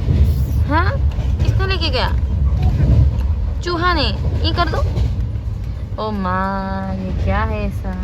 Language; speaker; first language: Hindi; non-native, local second language; Assamese